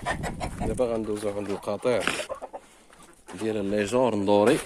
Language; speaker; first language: Arabic; native; Arabic